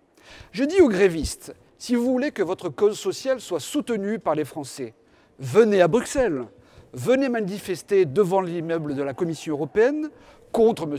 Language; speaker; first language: French; native; French